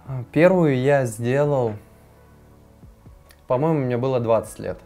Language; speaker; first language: Russian; native; Russian